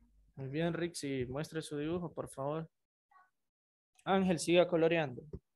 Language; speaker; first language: Spanish; native; Spanish